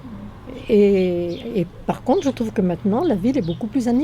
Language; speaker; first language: French; native; French